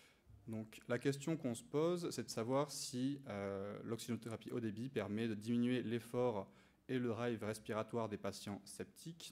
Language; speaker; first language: French; native; French